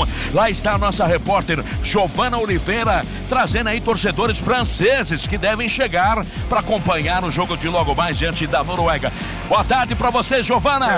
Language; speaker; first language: Portuguese; native; Portuguese